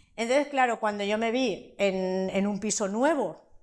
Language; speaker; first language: Spanish; non-native, local second language; Catalan